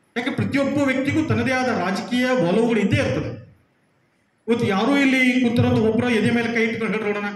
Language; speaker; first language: Kannada; non-native, local second language; Lambadi